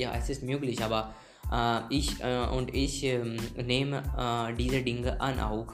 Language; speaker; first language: German; non-native, learner; Hindi